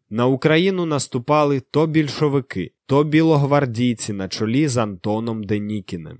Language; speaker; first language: Ukrainian; native; Ukrainian